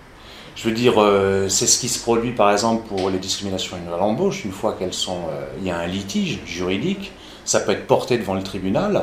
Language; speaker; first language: French; native; French